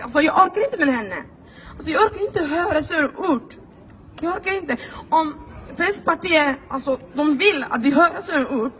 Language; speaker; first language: Swedish; non-native, fluent; Somali